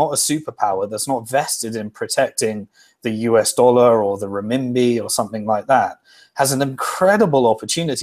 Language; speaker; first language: English; native; English